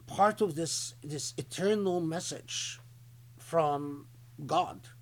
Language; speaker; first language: English; non-native, fluent; Arabic